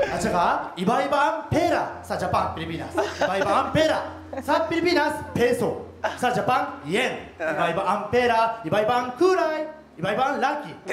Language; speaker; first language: Filipino; non-native, learner; Japanese